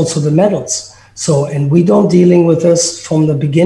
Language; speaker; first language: English; non-native, fluent; German